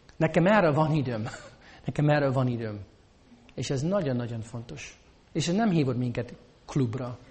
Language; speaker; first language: Hungarian; non-native, fluent; English